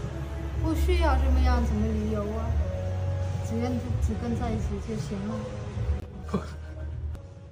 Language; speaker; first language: Chinese; non-native, learner; Vietnamese